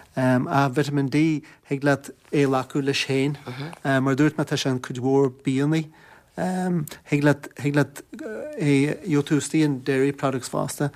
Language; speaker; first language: Irish; native; Irish